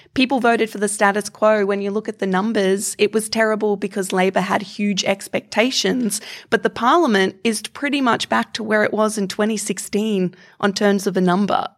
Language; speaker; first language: English; native; English